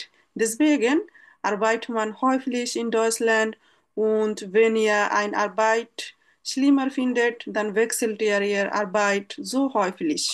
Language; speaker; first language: German; non-native, learner; Bangla